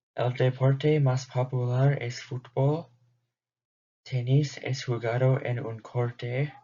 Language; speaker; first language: Spanish; non-native, learner; English